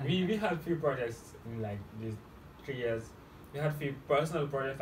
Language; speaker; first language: English; non-native, fluent; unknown